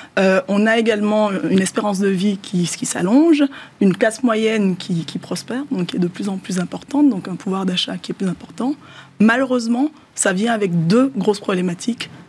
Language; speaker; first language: French; non-native, local second language; Yoruba